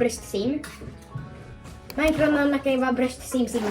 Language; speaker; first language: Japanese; early bilingual, heritage; Japanese